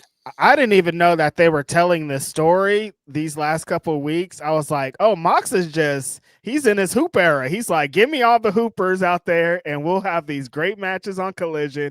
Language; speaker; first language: English; native; English